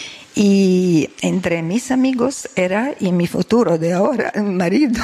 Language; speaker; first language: Spanish; non-native, learner; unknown